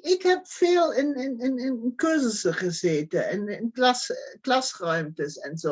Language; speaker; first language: Dutch; non-native, fluent; German